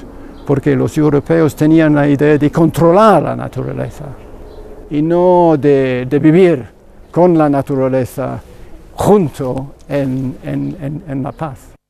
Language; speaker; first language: Spanish; non-native, fluent; English